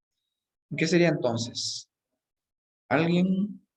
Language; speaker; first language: Spanish; native; Spanish